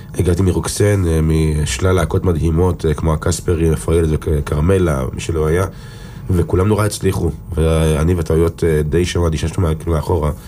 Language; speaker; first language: Hebrew; native; Hebrew